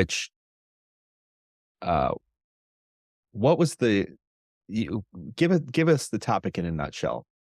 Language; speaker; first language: English; native; English